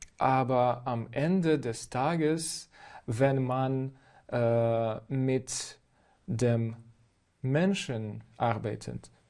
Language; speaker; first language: German; non-native, fluent; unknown